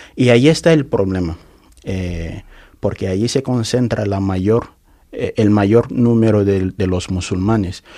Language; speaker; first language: Spanish; non-native, fluent; Igbo